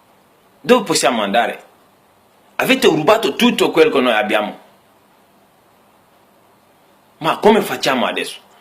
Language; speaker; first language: Italian; non-native, learner; Bambara